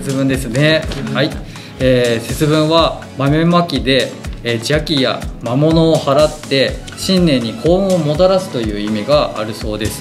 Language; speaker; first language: Japanese; native; Japanese